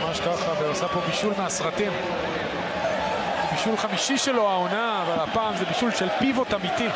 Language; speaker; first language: Hebrew; native; Hebrew